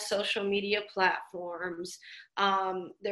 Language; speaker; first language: English; native; English